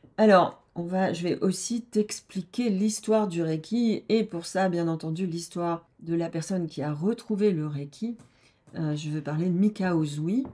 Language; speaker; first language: French; native; French